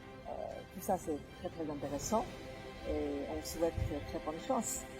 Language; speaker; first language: French; non-native, fluent; Chinese